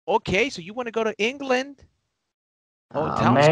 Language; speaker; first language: English; non-native, fluent; Spanish